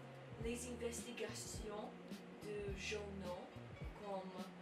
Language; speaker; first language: French; non-native, learner; English